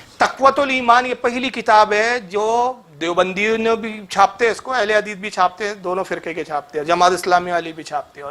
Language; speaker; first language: Urdu; native; Urdu